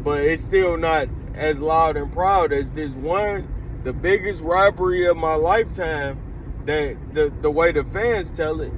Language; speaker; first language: English; native; English